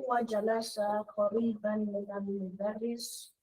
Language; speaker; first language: Arabic; non-native, learner; English